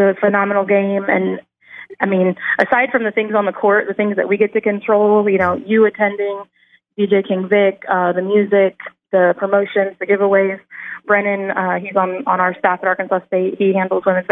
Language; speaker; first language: English; native; English